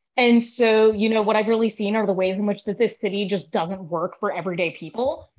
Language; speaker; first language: English; native; English